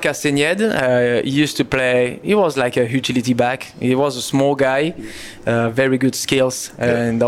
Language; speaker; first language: English; non-native, learner; French